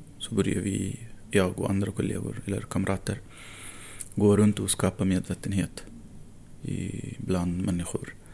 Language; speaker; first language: Swedish; non-native, fluent; Arabic